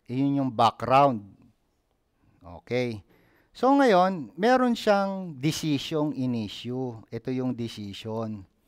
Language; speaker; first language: Filipino; native; Filipino